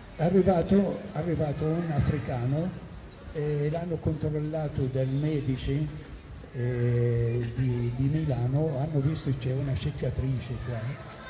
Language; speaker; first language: Italian; non-native, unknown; Arabic